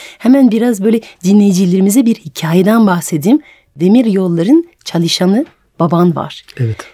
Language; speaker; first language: Turkish; non-native, fluent; French